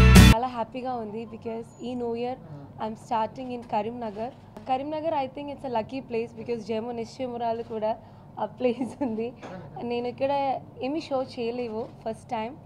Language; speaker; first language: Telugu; non-native, local second language; Malayalam